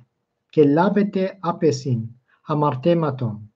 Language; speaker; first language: Greek; non-native, fluent; English